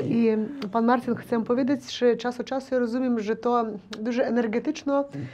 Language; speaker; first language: Polish; non-native, learner; Ukrainian